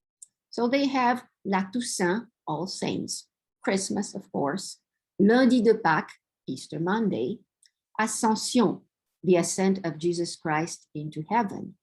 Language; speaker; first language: English; non-native, fluent; Romanian